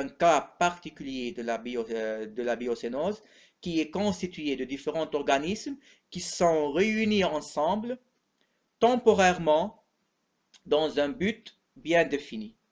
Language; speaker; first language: French; non-native, local second language; Arabic